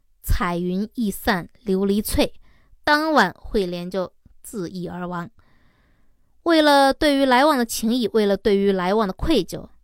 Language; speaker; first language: Chinese; native; Chinese